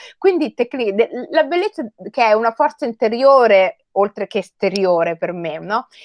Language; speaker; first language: Italian; native; Italian